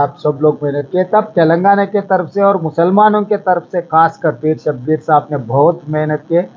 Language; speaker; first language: Hindi; non-native, local second language; Telugu